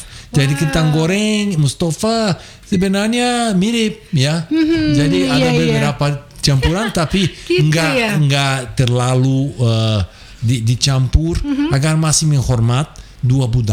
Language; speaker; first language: Indonesian; non-native, fluent; Portuguese